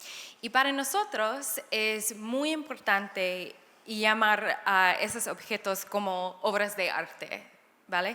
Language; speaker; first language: Spanish; non-native, fluent; English